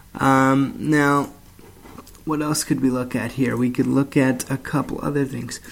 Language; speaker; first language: English; native; English